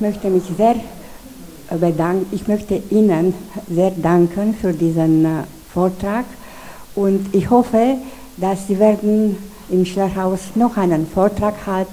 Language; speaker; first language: German; non-native, fluent; Romanian